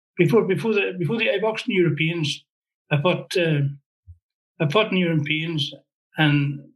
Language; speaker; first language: English; native; English